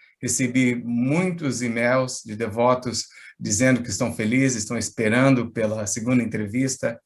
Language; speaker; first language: Portuguese; native; Portuguese